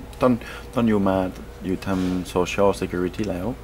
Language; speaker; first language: Thai; non-native, learner; English